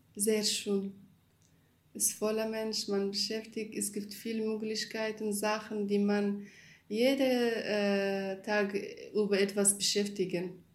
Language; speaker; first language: German; non-native, learner; Kurdish